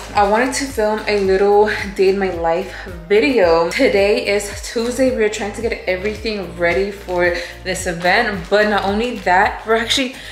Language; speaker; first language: English; early bilingual, other home language; Spanish